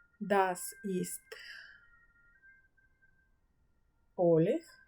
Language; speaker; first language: German; non-native, fluent; Ukrainian